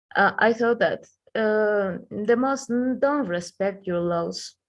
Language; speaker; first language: English; non-native, learner; Spanish